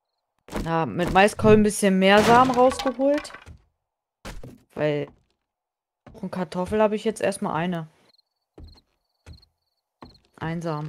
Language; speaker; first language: German; native; German